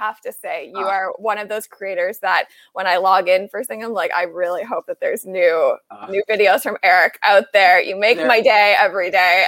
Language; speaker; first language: English; native; English